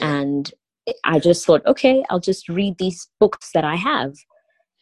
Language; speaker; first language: English; non-native, local second language; Tswana